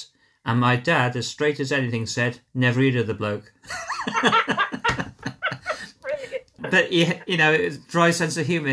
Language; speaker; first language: English; native; English